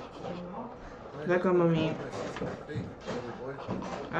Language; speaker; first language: French; native; French